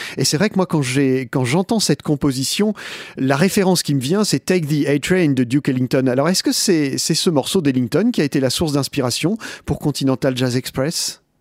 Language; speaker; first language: French; native; French